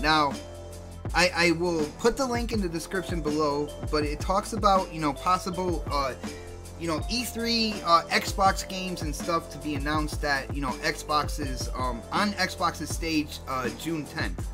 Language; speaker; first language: English; native; English